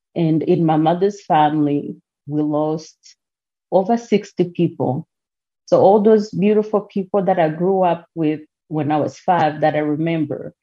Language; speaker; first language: English; non-native, local second language; Kinyarwanda